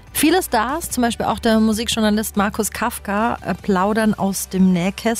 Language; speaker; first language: German; native; German